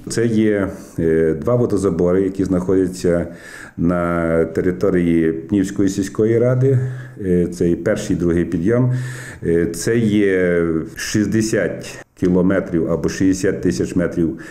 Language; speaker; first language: Ukrainian; native; Ukrainian